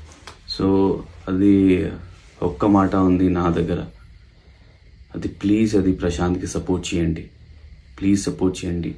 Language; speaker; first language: Telugu; non-native, local second language; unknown